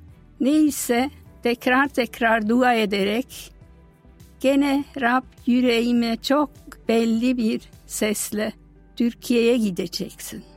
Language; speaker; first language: Turkish; non-native, fluent; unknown